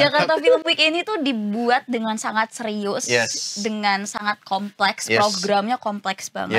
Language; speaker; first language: Indonesian; native; Indonesian